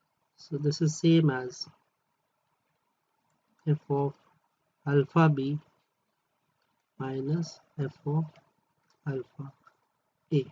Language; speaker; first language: English; non-native, local second language; Marathi